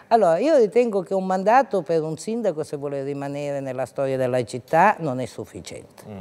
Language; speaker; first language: Italian; native; Italian